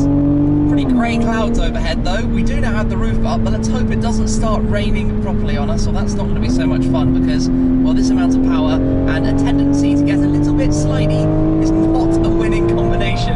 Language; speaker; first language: English; native; English